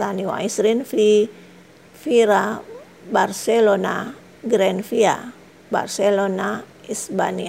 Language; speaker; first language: Arabic; non-native, fluent; Indonesian